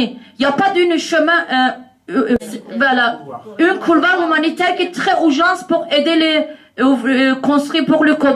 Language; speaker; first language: French; non-native, learner; Kurdish